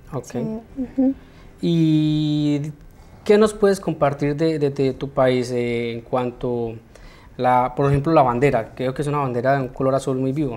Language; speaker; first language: Spanish; native; Spanish